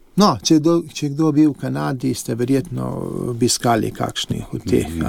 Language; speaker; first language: Slovenian; early bilingual, heritage; English